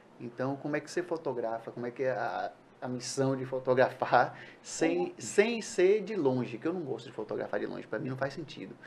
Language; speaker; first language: Portuguese; native; Portuguese